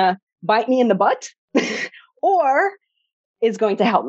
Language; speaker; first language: English; early bilingual, other home language; Polish